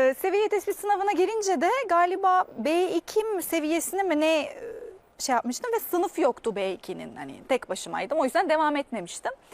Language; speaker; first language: Turkish; non-native, fluent; Arabic